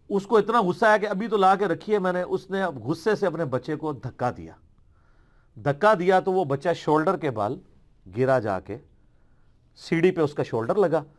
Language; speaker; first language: Urdu; non-native, local second language; Punjabi